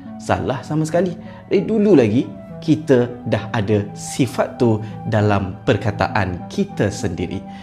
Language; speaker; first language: Malay; native; Malay